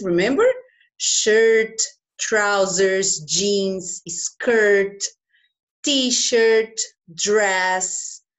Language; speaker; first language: English; non-native, fluent; Portuguese